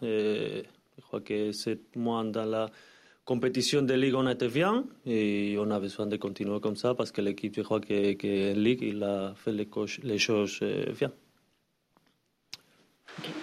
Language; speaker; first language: French; non-native, learner; Spanish